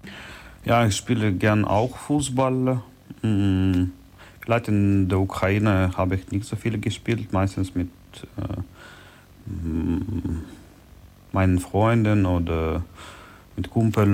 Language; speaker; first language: German; non-native, learner; Ukrainian